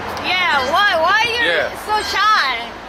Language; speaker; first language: English; non-native, learner; Korean